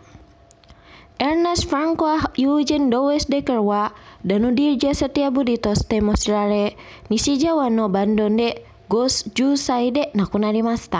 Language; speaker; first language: Japanese; non-native, fluent; Indonesian